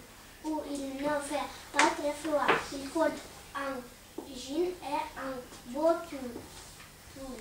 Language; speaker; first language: French; non-native, learner; Russian